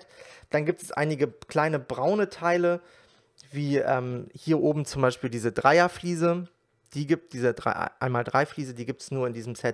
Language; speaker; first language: German; native; German